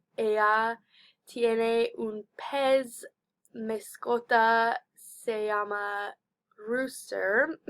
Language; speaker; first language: Spanish; non-native, learner; English